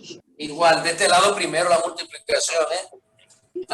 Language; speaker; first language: Spanish; native; Spanish